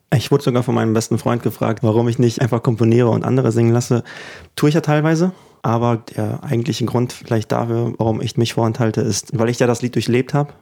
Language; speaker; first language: German; early bilingual, other home language; Ukrainian